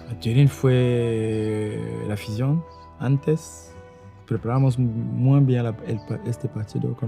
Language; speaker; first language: Spanish; non-native, learner; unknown